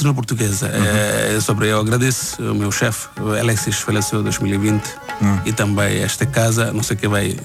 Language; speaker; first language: Portuguese; non-native, learner; Bangla